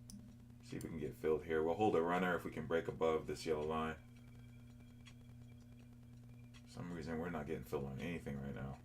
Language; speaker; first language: English; native; English